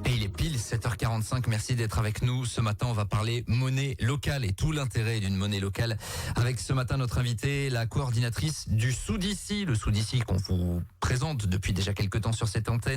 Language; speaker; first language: French; native; French